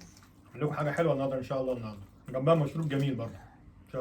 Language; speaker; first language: Arabic; native; Arabic